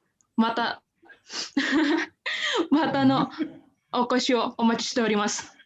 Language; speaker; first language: Japanese; non-native, learner; Indonesian